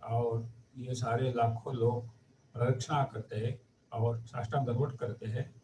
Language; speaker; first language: Hindi; non-native, local second language; Marathi